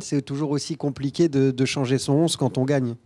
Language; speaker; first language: French; native; French